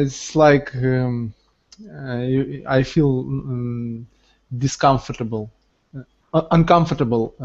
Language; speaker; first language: English; non-native, learner; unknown